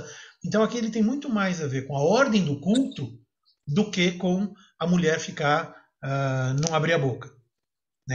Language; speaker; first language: Portuguese; native; Portuguese